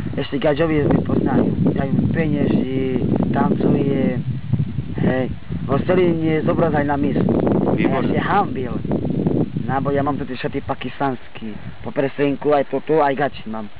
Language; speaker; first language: Slovak; non-native, local second language; Romany